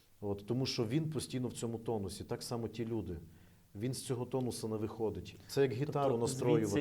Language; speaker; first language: Ukrainian; native; Ukrainian